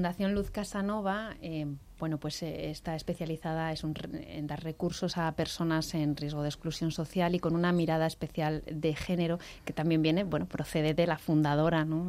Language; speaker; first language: Spanish; native; Spanish